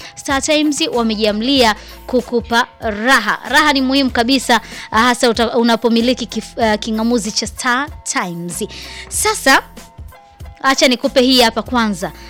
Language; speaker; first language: Swahili; native; Swahili